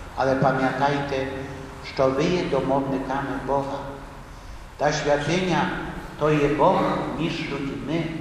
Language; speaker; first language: Ukrainian; early bilingual, heritage; Ukrainian